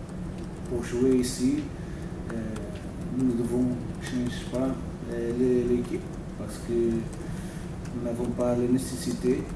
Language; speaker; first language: French; non-native, learner; Portuguese